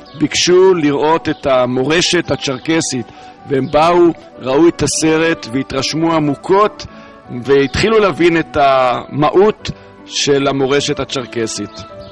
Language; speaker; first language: Hebrew; native; Hebrew